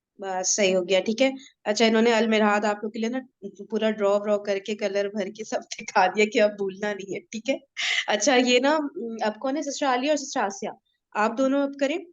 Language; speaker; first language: Urdu; native; Urdu